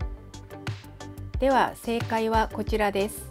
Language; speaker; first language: Japanese; non-native, fluent; Korean